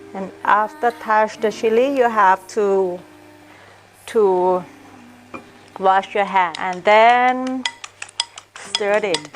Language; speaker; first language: English; non-native, fluent; Thai